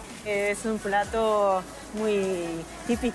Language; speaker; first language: Spanish; non-native, fluent; Japanese